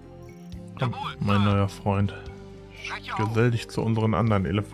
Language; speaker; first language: German; native; German